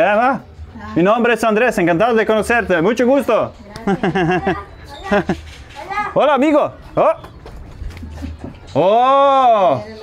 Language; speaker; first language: Spanish; non-native, learner; Serbian